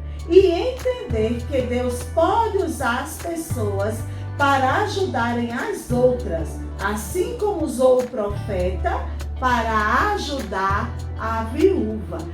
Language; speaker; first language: Portuguese; native; Portuguese